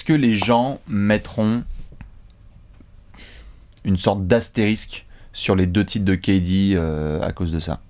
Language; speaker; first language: French; native; French